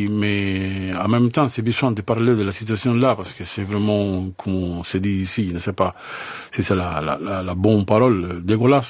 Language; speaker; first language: French; non-native, learner; Spanish